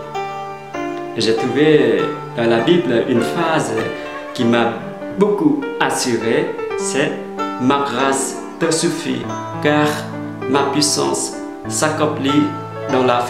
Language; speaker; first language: French; non-native, fluent; Vietnamese